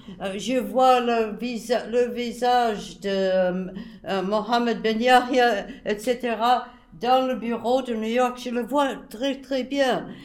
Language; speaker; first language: French; non-native, fluent; English